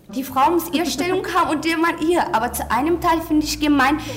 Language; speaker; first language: German; early bilingual, other home language; Turkish